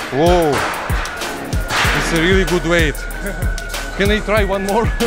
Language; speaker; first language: English; non-native, learner; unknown